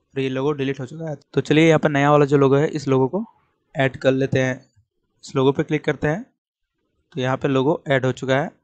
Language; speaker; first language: Hindi; native; Hindi